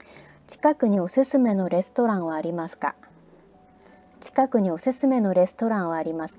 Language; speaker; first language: Japanese; non-native, fluent; Korean